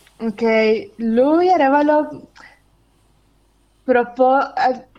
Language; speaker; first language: Italian; non-native, fluent; Spanish